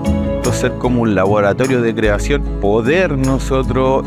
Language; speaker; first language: Spanish; native; Spanish